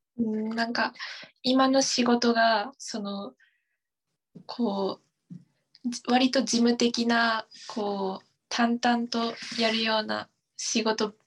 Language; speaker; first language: Japanese; native; Japanese